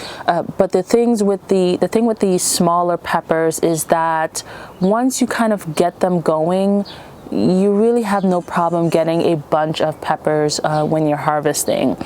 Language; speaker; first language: English; native; English